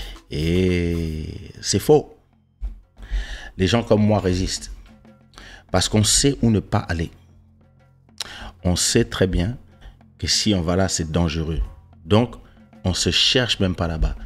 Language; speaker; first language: French; non-native, local second language; Lingala